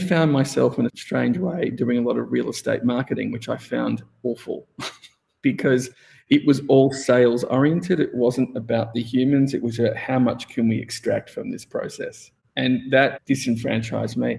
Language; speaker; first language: English; native; English